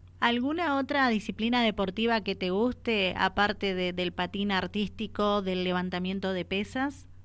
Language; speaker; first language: Spanish; native; Spanish